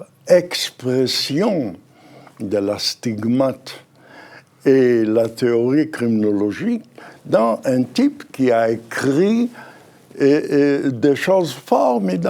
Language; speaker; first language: French; non-native, fluent; Hebrew